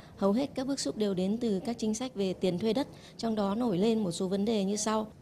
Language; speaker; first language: Vietnamese; native; Vietnamese